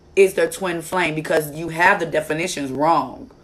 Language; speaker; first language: English; native; English